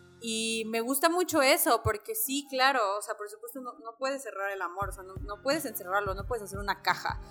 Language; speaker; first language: Spanish; native; Spanish